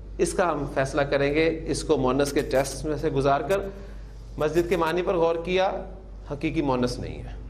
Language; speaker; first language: Urdu; native; Urdu